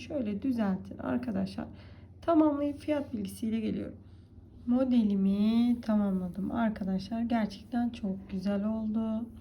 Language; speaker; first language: Turkish; native; Turkish